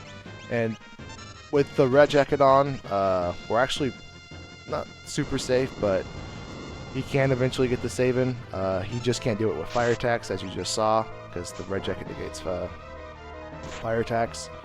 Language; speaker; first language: English; native; English